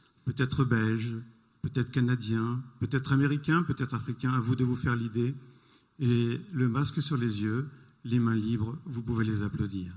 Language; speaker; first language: French; native; French